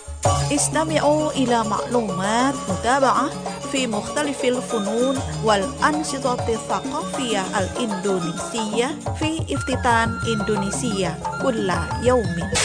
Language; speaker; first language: Arabic; non-native, fluent; Indonesian